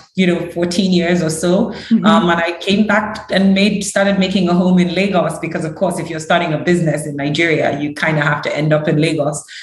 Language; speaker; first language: English; early bilingual, other home language; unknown